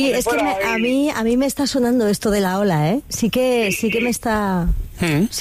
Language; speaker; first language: Spanish; native; Spanish